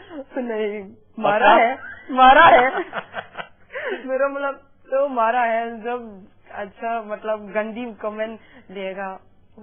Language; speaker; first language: Hindi; non-native, local second language; Manipuri